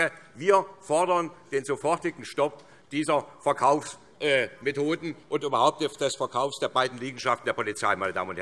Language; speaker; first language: German; native; German